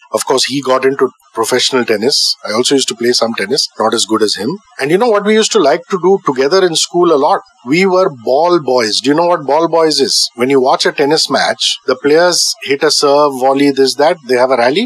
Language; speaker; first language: English; non-native, local second language; Tamil